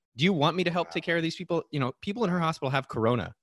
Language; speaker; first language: English; native; English